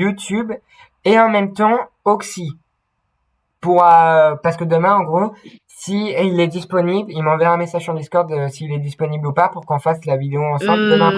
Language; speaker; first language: French; native; French